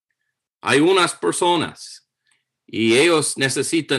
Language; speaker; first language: Spanish; non-native, fluent; English